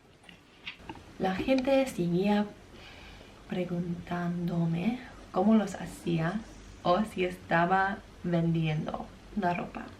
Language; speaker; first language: Spanish; non-native, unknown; English